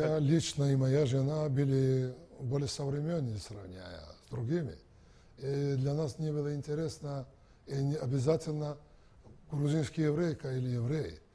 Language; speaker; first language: Russian; non-native, local second language; Georgian